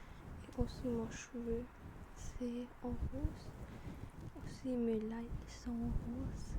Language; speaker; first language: French; non-native, learner; German